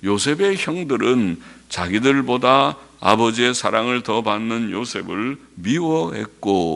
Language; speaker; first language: Korean; native; Korean